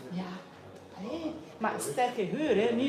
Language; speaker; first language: Dutch; non-native, fluent; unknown